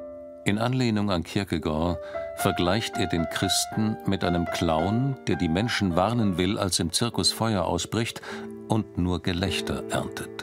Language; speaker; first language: German; native; German